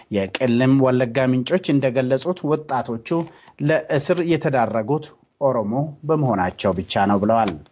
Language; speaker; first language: Amharic; non-native, local second language; Oromo